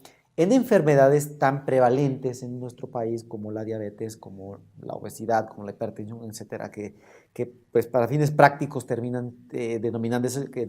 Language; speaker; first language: Spanish; native; Spanish